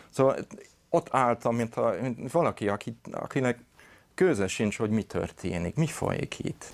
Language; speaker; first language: Hungarian; non-native, fluent; English